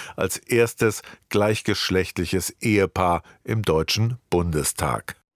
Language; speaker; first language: German; native; German